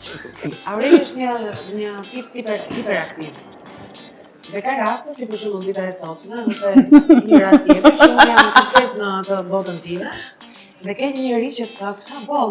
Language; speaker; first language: Albanian; native; Albanian